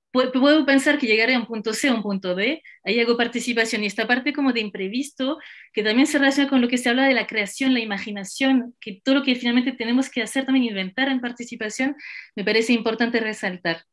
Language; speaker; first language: Spanish; non-native, fluent; French